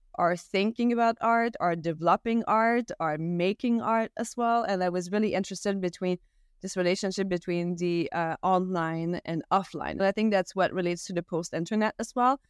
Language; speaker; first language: English; non-native, fluent; French